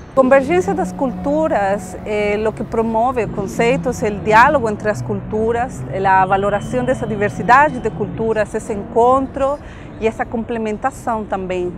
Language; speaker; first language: Portuguese; non-native, fluent; Spanish